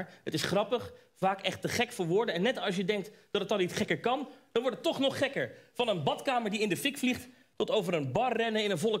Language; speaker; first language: Dutch; native; Dutch